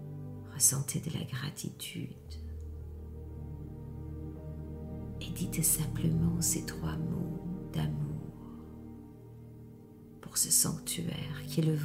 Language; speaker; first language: French; native; French